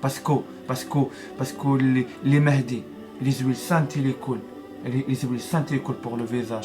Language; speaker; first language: French; non-native, learner; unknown